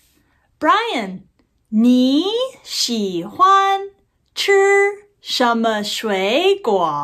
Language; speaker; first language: Chinese; non-native, fluent; English